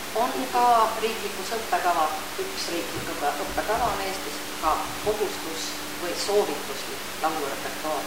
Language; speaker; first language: Estonian; non-native, local second language; Russian